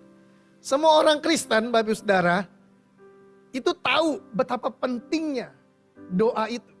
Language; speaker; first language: Indonesian; native; Indonesian